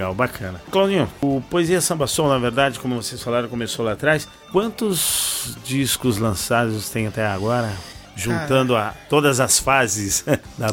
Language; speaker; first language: Portuguese; native; Portuguese